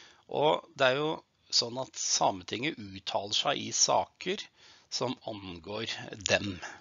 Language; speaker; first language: Norwegian; native; Norwegian